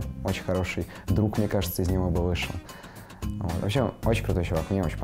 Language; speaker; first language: Russian; native; Russian